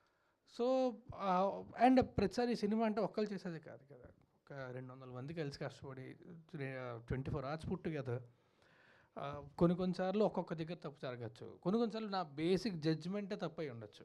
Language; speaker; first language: Telugu; native; Telugu